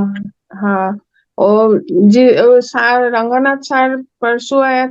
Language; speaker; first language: Hindi; non-native, local second language; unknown